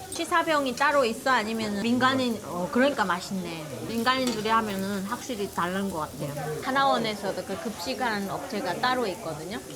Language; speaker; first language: Korean; native; Korean